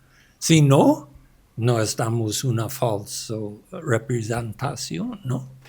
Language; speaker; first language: Spanish; non-native, learner; English